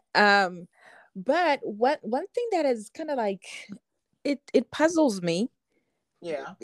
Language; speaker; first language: English; non-native, local second language; Shona